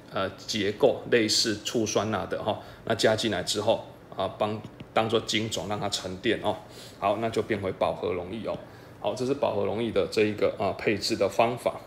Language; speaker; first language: Chinese; native; Chinese